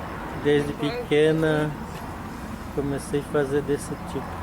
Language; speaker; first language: Portuguese; non-native, local second language; Guarani